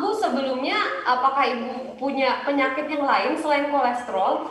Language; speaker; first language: Indonesian; native; Indonesian